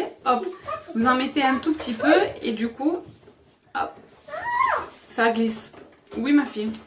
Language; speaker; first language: French; native; French